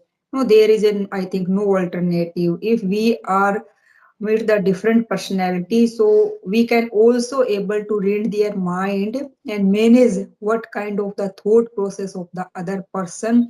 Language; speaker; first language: English; non-native, learner; Hindi